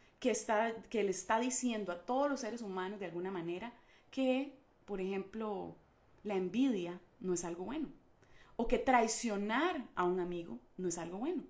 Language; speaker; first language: Spanish; native; Spanish